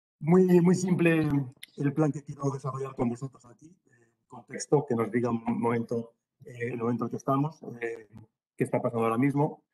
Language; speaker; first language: Spanish; native; Spanish